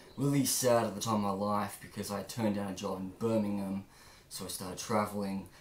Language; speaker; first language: English; native; English